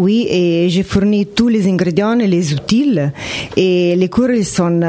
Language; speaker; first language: French; non-native, fluent; Italian